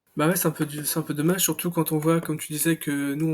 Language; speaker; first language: French; native; French